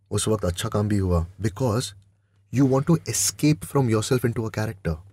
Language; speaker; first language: Hindi; native; Hindi